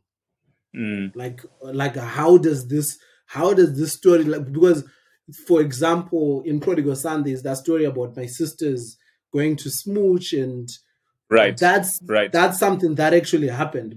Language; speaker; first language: English; non-native, local second language; Shona